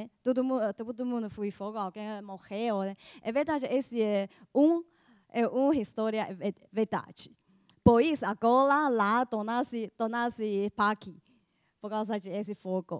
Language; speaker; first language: Portuguese; non-native, learner; Chinese